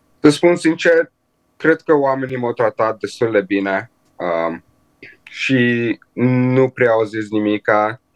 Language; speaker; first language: Romanian; early bilingual, heritage; Romanian